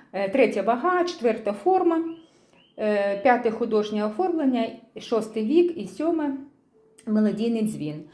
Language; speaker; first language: Ukrainian; non-native, local second language; Russian